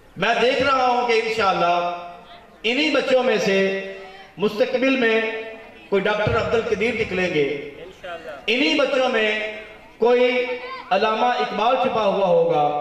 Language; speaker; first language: Urdu; non-native, local second language; Punjabi